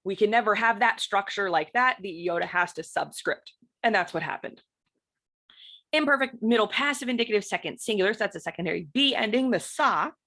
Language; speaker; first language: English; native; English